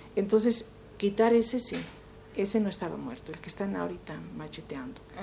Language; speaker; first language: Spanish; native; Spanish